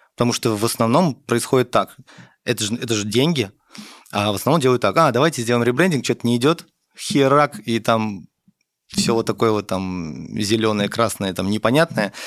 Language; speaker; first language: Russian; native; Russian